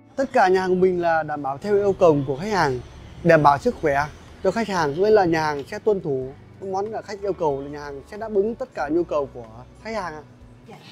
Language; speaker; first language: Vietnamese; non-native, fluent; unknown